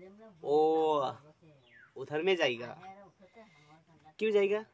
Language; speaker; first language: Hindi; non-native, local second language; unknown